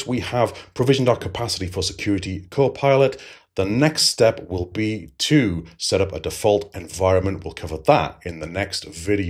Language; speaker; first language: English; native; English